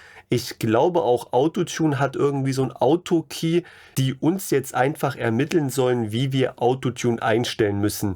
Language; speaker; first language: German; native; German